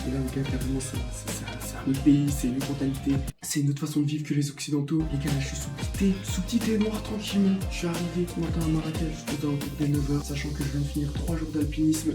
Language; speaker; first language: French; native; French